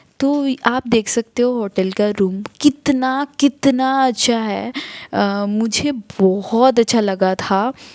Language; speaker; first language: Hindi; non-native, local second language; Bangla